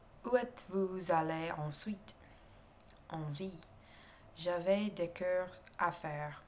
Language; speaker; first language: French; non-native, learner; English